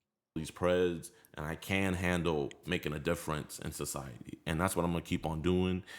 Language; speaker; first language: English; native; English